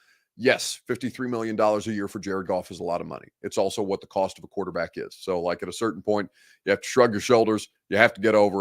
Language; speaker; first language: English; native; English